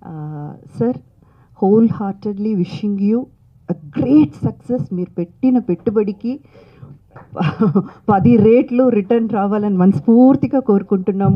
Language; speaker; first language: Telugu; native; Telugu